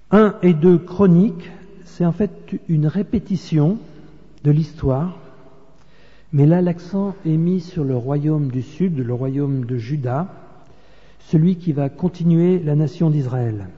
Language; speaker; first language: French; native; French